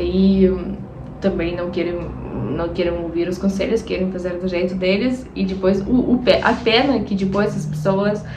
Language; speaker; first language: Portuguese; non-native, fluent; Russian